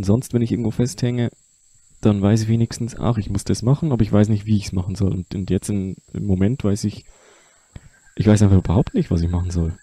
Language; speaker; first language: German; native; German